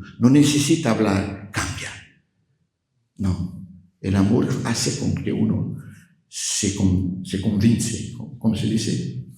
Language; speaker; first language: Spanish; non-native, fluent; Portuguese